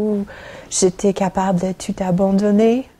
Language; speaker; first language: French; non-native, fluent; English